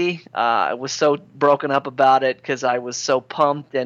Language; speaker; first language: English; native; English